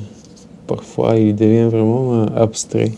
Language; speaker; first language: French; non-native, fluent; Bulgarian